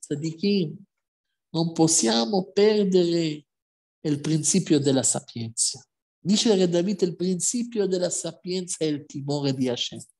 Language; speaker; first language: Italian; non-native, fluent; Hebrew